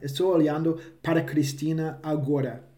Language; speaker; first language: Portuguese; non-native, fluent; English